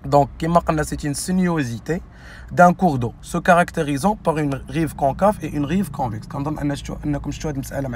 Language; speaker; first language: French; non-native, local second language; Arabic